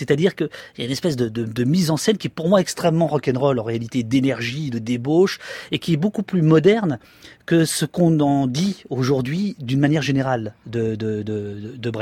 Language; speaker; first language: French; native; French